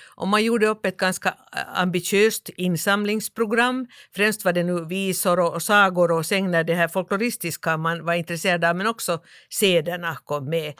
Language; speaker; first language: Swedish; native; Swedish